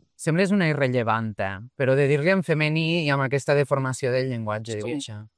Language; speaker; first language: Catalan; early bilingual, other home language; Portuguese